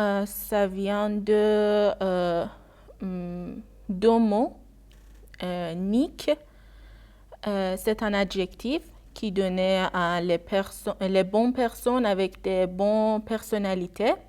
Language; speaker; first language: French; non-native, learner; Persian